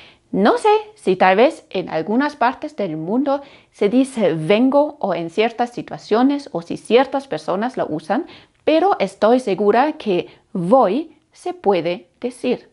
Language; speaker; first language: Spanish; non-native, fluent; German